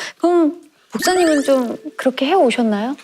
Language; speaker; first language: Korean; native; Korean